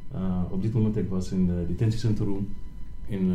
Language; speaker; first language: Dutch; non-native, learner; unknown